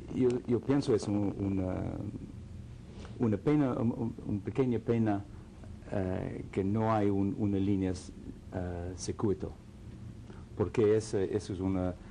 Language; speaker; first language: Spanish; non-native, fluent; English